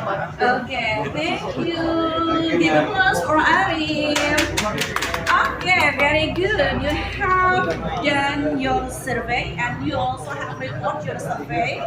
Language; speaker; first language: English; non-native, fluent; Indonesian